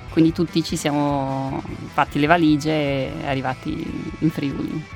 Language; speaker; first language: Italian; non-native, fluent; Croatian